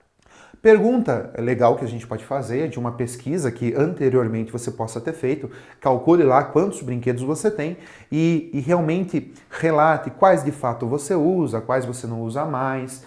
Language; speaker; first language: Portuguese; native; Portuguese